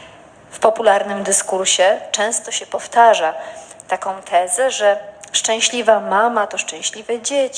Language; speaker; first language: Polish; native; Polish